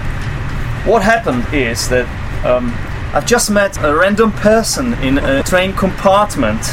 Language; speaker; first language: English; non-native, fluent; Czech